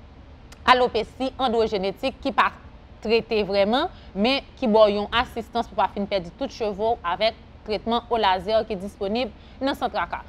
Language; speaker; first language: French; non-native, local second language; Haitian Creole